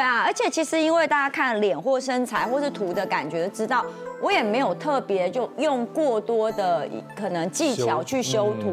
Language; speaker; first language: Chinese; native; Chinese